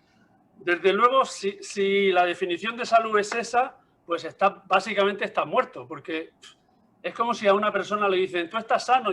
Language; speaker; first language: Spanish; native; Spanish